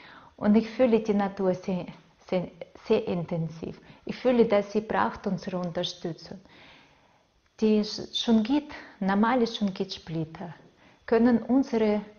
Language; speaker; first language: German; non-native, fluent; Russian